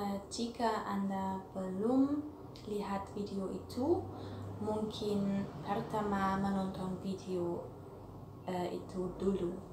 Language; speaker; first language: Indonesian; non-native, learner; German